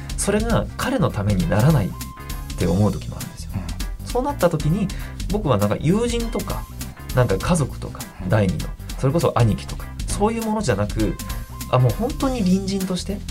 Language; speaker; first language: Japanese; native; Japanese